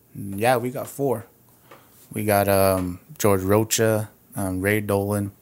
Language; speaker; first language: English; native; English